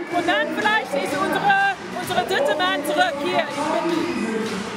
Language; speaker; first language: German; non-native, fluent; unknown